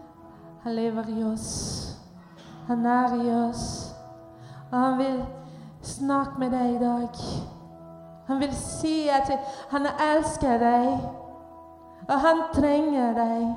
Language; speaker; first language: Norwegian; non-native, learner; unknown